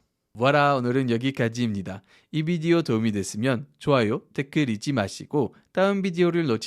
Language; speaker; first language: Korean; non-native, fluent; French